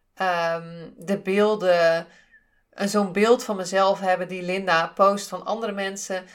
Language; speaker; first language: Dutch; native; Dutch